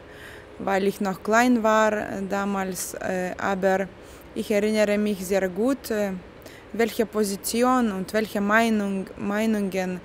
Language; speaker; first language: German; non-native, fluent; Lithuanian